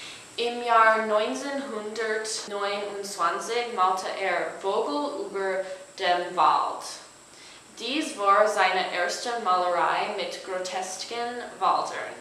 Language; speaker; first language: German; non-native, learner; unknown